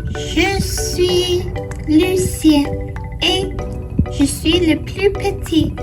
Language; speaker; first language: French; non-native, fluent; English